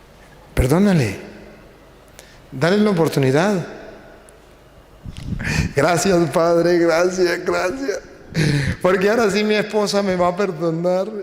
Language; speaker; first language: Spanish; native; Spanish